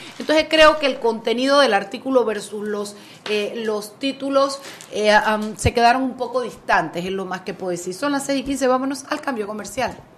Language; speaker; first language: Spanish; native; Spanish